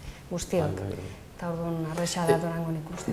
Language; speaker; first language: Basque; non-native, local second language; Spanish